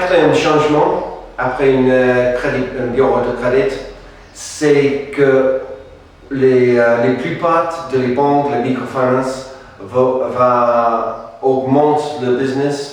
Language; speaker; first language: French; non-native, fluent; English